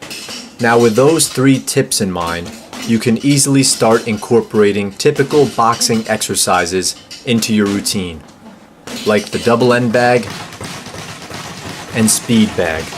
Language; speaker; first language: English; native; English